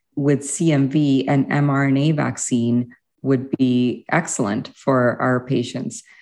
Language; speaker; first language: English; early bilingual, other home language; Hindi